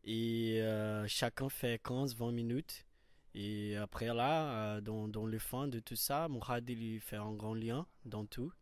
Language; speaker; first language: French; non-native, learner; Portuguese